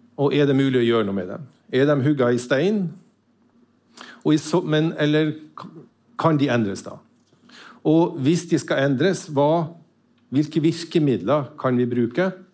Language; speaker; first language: Norwegian; native; Norwegian